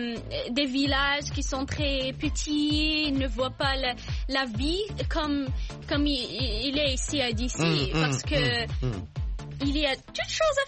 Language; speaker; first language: French; non-native, learner; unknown